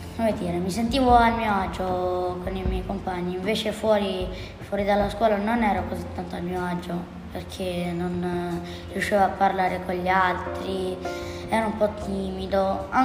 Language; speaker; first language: Italian; early bilingual, other home language; Albanian